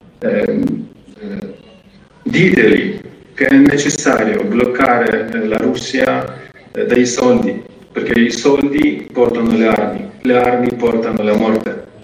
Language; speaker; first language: Italian; non-native, fluent; Ukrainian